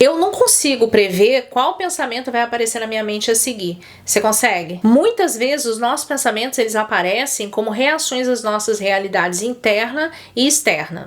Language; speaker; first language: Portuguese; native; Portuguese